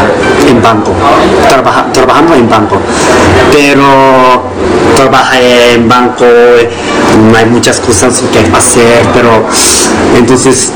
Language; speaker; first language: Spanish; non-native, learner; Japanese